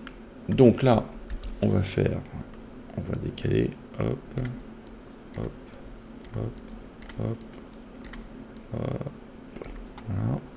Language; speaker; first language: French; native; French